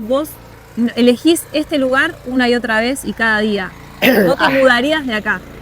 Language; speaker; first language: Spanish; native; Spanish